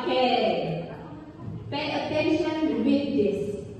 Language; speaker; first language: English; non-native, learner; Indonesian